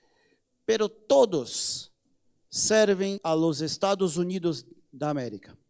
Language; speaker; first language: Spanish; non-native, learner; Portuguese